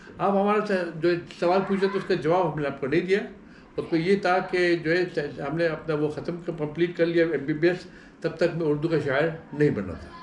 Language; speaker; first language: Hindi; non-native, local second language; Arabic